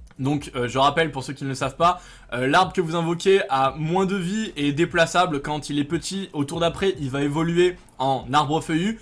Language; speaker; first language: French; native; French